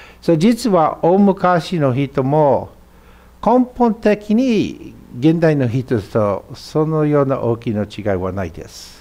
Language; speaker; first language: Japanese; non-native, fluent; English